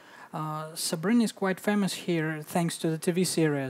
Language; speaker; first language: English; non-native, fluent; Russian